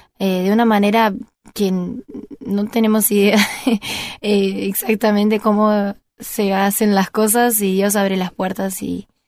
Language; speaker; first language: Spanish; non-native, fluent; Portuguese